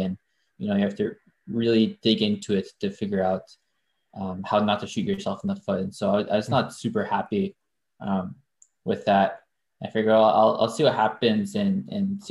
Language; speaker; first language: English; non-native, fluent; French